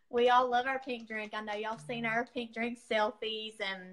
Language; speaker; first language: English; native; English